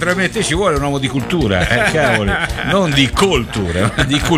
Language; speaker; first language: Italian; native; Italian